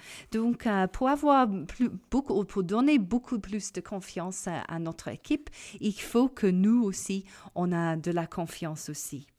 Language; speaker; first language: French; non-native, fluent; English